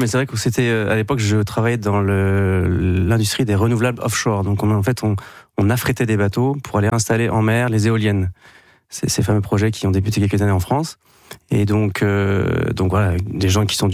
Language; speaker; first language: French; native; French